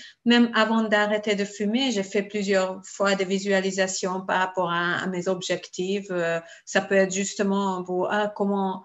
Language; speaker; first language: French; non-native, fluent; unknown